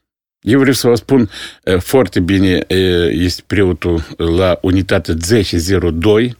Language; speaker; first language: Romanian; non-native, local second language; Russian